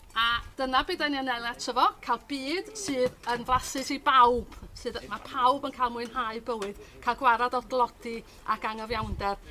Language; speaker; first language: Welsh; native; Welsh